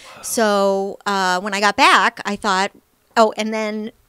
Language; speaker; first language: English; native; English